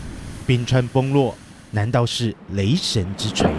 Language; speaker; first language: Chinese; native; Chinese